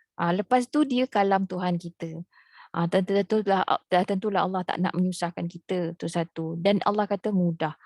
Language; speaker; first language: Malay; native; Malay